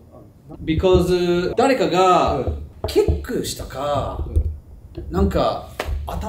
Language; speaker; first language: Japanese; non-native, learner; English